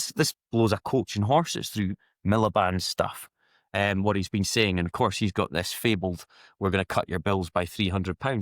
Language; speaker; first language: English; native; English